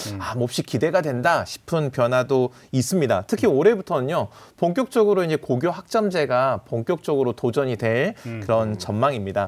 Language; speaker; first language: Korean; native; Korean